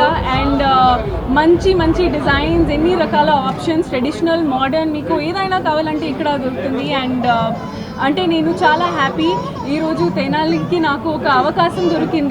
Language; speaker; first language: Telugu; non-native, fluent; Hindi